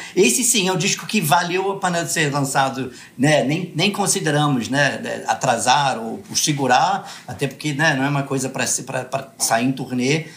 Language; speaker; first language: Portuguese; early bilingual, other home language; English